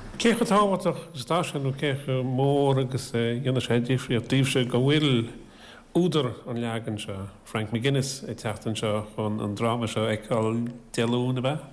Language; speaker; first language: Irish; native; Irish